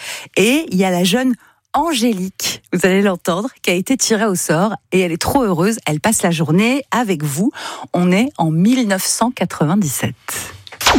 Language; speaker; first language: French; native; French